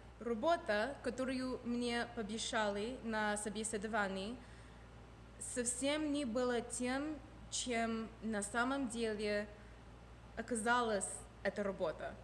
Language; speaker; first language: Russian; non-native, fluent; English